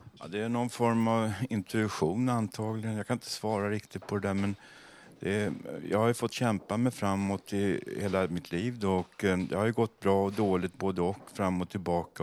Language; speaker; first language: Swedish; native; Swedish